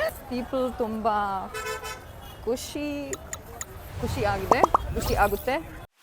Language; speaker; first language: Kannada; non-native, learner; German